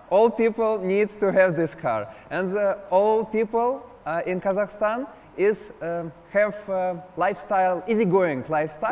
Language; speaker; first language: English; non-native, learner; Russian